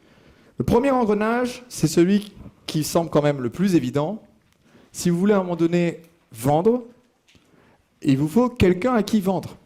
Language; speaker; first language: French; native; French